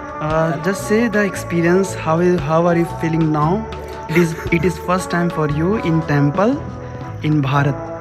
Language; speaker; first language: English; non-native, local second language; Hindi